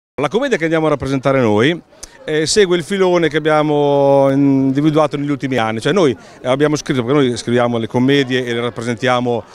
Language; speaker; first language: Italian; native; Italian